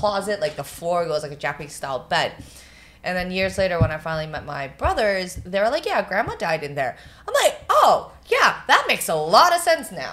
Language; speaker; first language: English; non-native, local second language; Cantonese